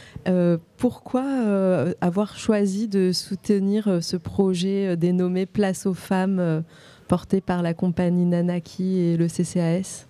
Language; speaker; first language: French; native; French